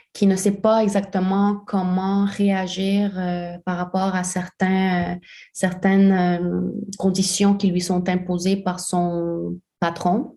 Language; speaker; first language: French; native; French